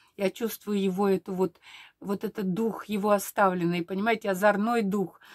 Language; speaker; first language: Russian; native; Russian